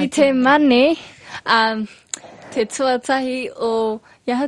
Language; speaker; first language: Māori; non-native, local second language; English